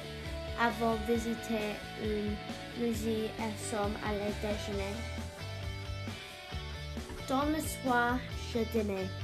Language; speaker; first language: French; non-native, learner; English